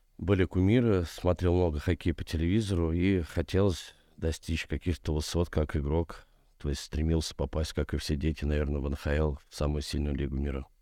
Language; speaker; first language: Russian; native; Russian